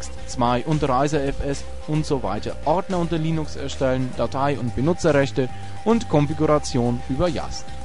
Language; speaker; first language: German; native; German